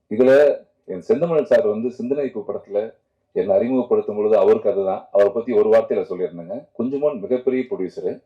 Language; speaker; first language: Tamil; native; Tamil